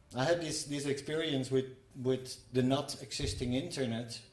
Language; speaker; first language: English; non-native, fluent; Dutch